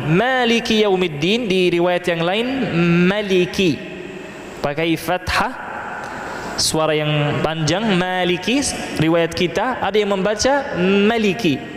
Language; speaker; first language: Malay; non-native, fluent; Arabic